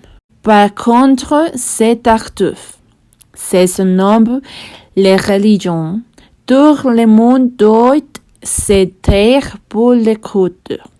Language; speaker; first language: French; non-native, learner; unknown